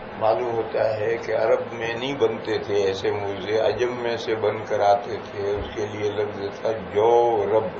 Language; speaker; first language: Urdu; non-native, local second language; Gujarati